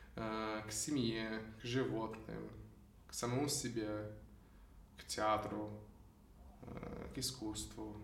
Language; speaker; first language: Russian; non-native, fluent; English